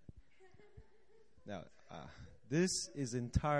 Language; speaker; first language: English; native; English